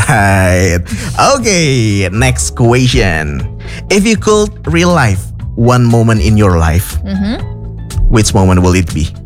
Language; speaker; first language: English; non-native, fluent; Indonesian